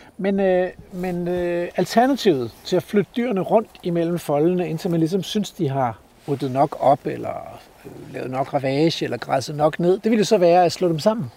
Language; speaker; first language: Danish; native; Danish